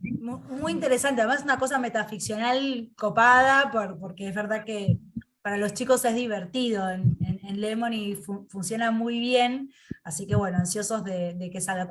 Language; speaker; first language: Spanish; native; Spanish